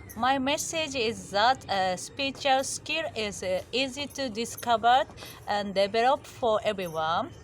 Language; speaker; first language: English; non-native, learner; Japanese